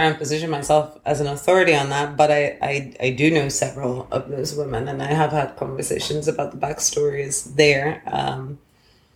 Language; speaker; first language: English; non-native, local second language; Yoruba